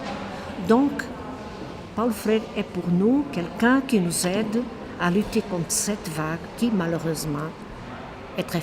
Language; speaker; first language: French; non-native, fluent; Portuguese